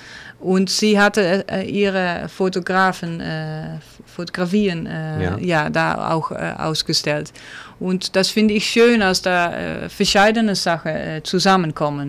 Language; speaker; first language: German; non-native, learner; Dutch